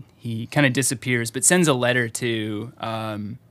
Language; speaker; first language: English; native; English